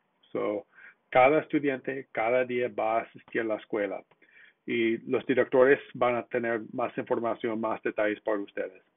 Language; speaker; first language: Spanish; non-native, fluent; English